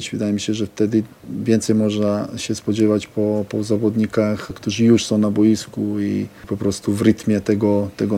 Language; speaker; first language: Polish; non-native, fluent; Serbian